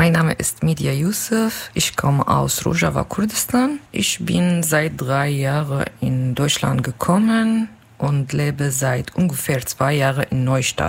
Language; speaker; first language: German; non-native, fluent; Kurdish